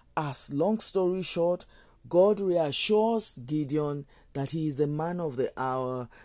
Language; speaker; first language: English; non-native, local second language; Yoruba